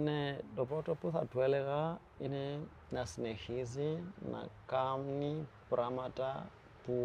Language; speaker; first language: Greek; non-native, fluent; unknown